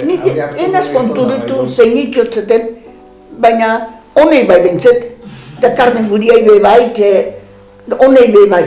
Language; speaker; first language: Basque; native; Basque